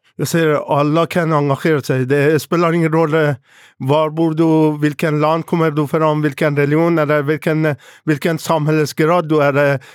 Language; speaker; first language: Swedish; non-native, learner; Persian